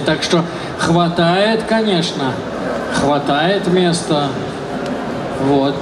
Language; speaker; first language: Russian; native; Russian